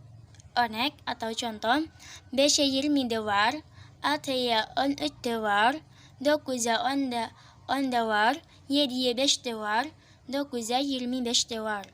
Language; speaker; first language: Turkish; non-native, learner; Indonesian